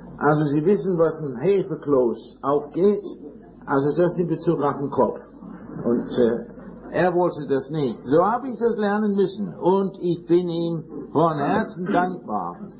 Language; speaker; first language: German; non-native, fluent; English